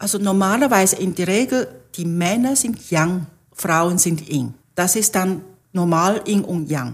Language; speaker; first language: German; non-native, fluent; Chinese